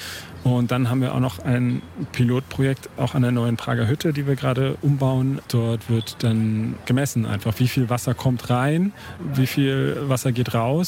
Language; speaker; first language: German; native; German